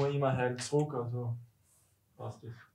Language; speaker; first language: German; native; German